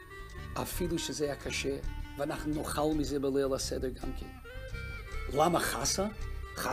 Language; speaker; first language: Hebrew; non-native, fluent; Russian